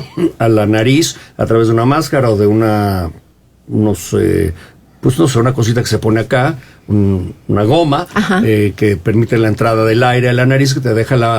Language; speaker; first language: Spanish; native; Spanish